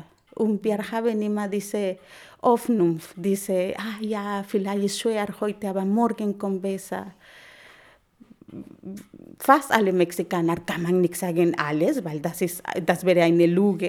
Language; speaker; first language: German; non-native, fluent; Spanish